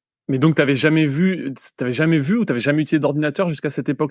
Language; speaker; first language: French; native; French